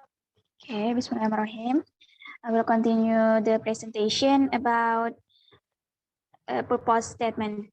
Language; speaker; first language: English; non-native, learner; Indonesian